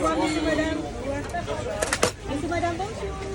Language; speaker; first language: French; non-native, learner; Thai